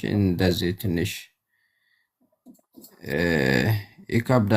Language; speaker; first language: Amharic; non-native, local second language; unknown